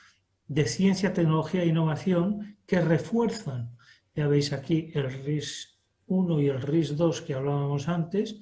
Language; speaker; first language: Spanish; native; Spanish